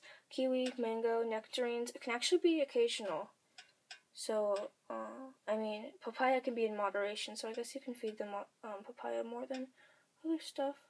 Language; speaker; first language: English; native; English